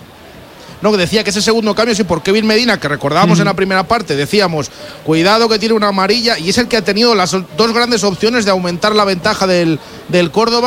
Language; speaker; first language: Spanish; native; Spanish